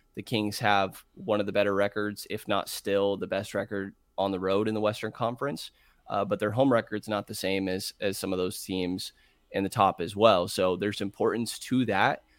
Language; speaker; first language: English; native; English